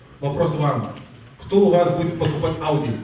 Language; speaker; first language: Russian; non-native, fluent; Lithuanian